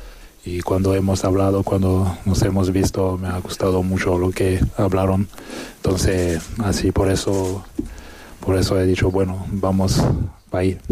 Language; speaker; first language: Spanish; non-native, fluent; French